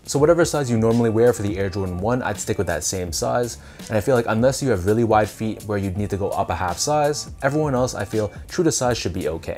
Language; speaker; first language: English; native; English